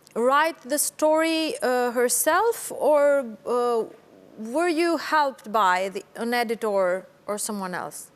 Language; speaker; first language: English; non-native, fluent; Albanian